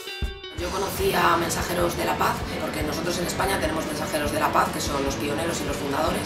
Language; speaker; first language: Spanish; native; Spanish